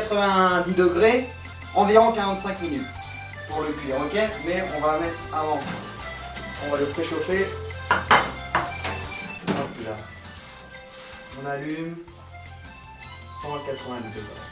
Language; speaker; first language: French; non-native, learner; Spanish